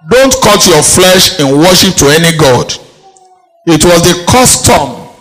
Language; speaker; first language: English; non-native, local second language; Yoruba